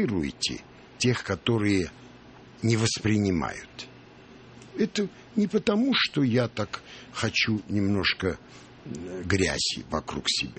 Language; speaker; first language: Russian; non-native, local second language; Armenian